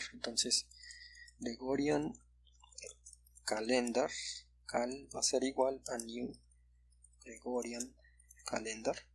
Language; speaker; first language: Spanish; native; Spanish